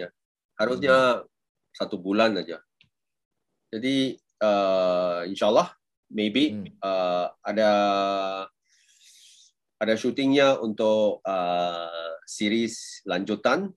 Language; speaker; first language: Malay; non-native, local second language; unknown